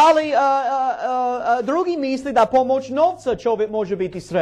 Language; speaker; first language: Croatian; non-native, learner; English